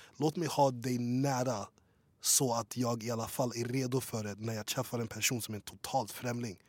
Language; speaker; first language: Swedish; early bilingual, other home language; English